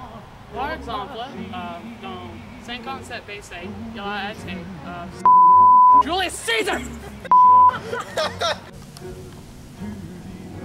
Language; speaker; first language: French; non-native, learner; English